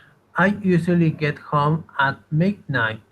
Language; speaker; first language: English; non-native, learner; Spanish